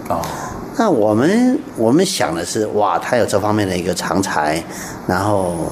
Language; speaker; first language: Chinese; native; Chinese